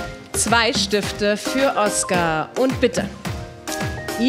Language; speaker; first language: German; native; German